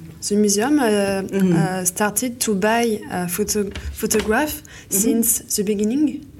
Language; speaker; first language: English; non-native, fluent; French